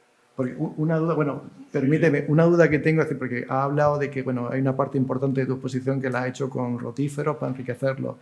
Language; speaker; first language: Spanish; native; Spanish